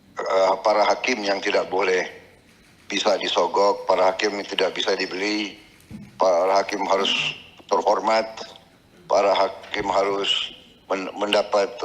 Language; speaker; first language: Indonesian; native; Indonesian